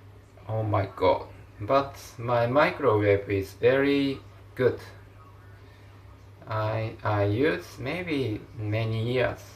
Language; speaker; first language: English; non-native, learner; Japanese